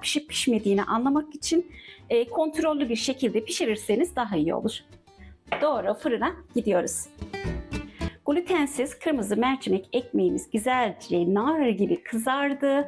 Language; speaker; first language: Turkish; native; Turkish